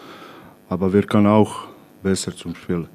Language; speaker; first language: German; non-native, learner; Croatian